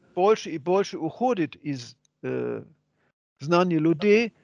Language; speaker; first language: Russian; non-native, learner; German